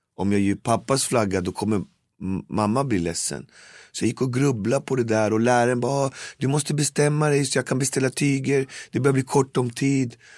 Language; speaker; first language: Swedish; native; Swedish